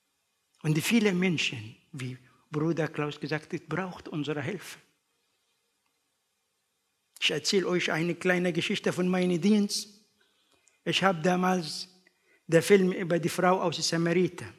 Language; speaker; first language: German; non-native, learner; Arabic